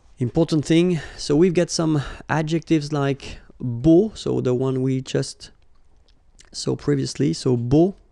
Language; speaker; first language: English; non-native, fluent; French